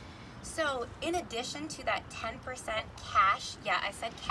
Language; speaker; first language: English; native; English